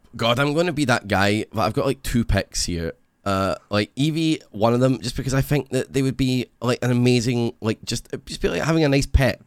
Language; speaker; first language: English; native; English